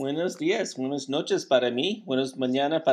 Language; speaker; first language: Spanish; non-native, learner; English